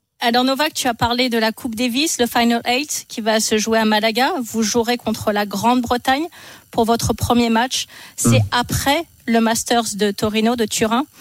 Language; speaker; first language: French; native; French